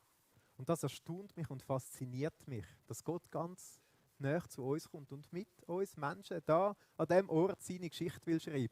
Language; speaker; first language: German; native; German